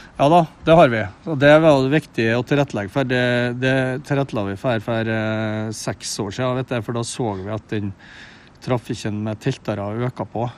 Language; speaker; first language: Norwegian; native; Norwegian